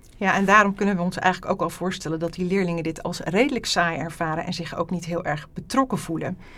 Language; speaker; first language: Dutch; native; Dutch